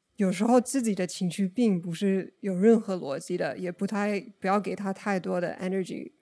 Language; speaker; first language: Chinese; non-native, fluent; English